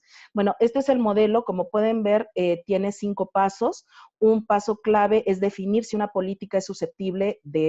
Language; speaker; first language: Spanish; native; Spanish